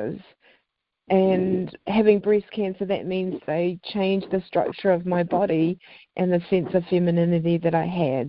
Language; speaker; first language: English; native; English